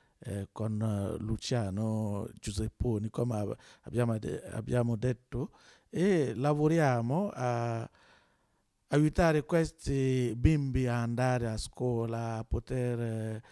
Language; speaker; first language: Italian; non-native, learner; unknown